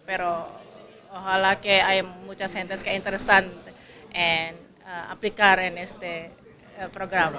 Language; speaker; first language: Spanish; non-native, learner; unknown